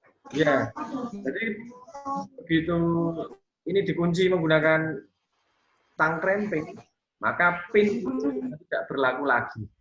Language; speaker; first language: Indonesian; native; Indonesian